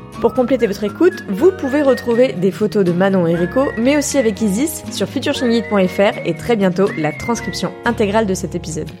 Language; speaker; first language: French; native; French